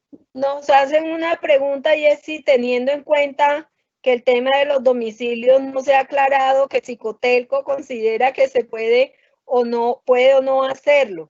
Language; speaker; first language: Spanish; native; Spanish